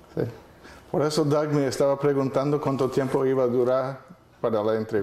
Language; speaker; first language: Spanish; non-native, fluent; English